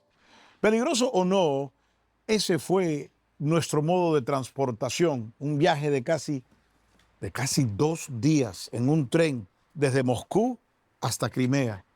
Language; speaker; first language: Spanish; native; Spanish